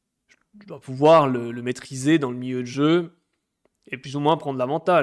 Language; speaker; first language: French; native; French